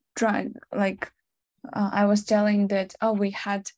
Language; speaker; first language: English; non-native, fluent; Ukrainian